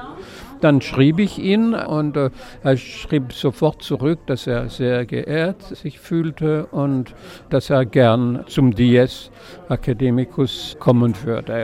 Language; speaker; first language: German; non-native, fluent; French